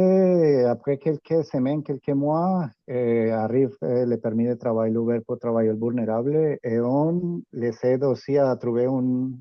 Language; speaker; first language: French; non-native, fluent; Spanish